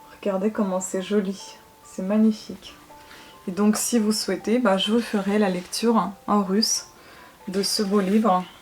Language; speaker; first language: French; non-native, fluent; Russian